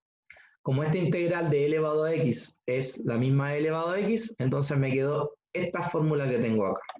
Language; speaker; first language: Spanish; native; Spanish